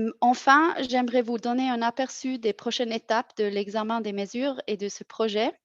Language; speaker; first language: French; non-native, local second language; German